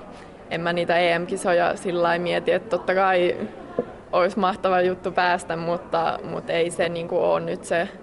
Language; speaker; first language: Finnish; native; Finnish